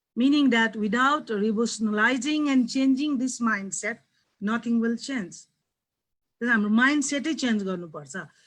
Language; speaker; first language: English; non-native, local second language; Nepali